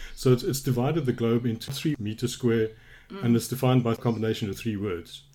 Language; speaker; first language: English; native; English